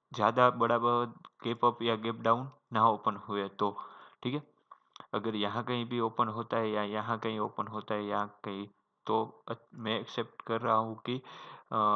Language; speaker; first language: Hindi; non-native, local second language; Gujarati